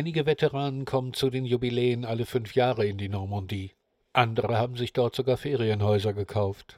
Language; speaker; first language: German; native; German